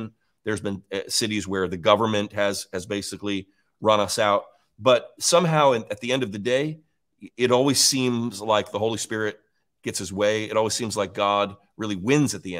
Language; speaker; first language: English; native; English